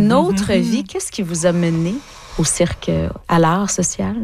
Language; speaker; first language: French; native; French